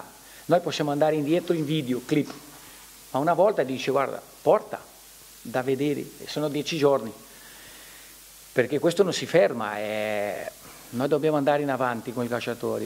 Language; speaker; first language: Italian; non-native, fluent; Portuguese